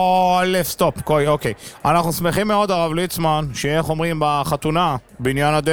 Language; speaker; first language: Hebrew; native; Hebrew